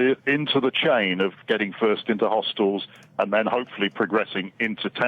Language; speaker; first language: English; native; English